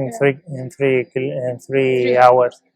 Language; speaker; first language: English; non-native, learner; Spanish